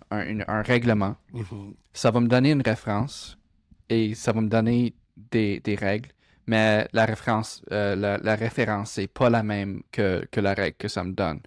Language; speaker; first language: French; non-native, local second language; English